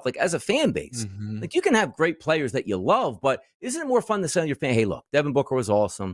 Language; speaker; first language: English; native; English